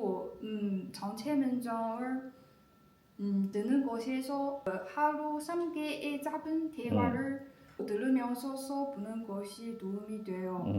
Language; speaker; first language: Korean; non-native, learner; Chinese